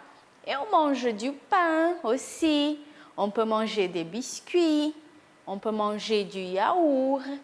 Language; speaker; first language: French; non-native, fluent; Portuguese